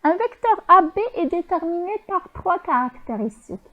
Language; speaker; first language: French; non-native, local second language; Arabic